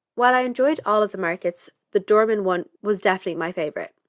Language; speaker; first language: English; native; English